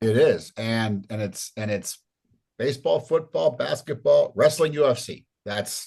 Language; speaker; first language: English; native; English